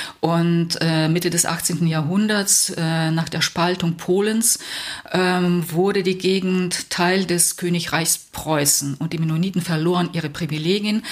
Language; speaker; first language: German; early bilingual, heritage; Plautdietsch